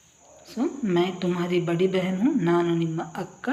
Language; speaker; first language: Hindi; non-native, local second language; Kannada